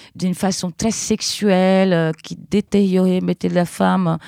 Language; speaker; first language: French; non-native, fluent; Portuguese